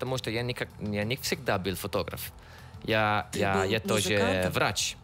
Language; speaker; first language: Russian; non-native, learner; Italian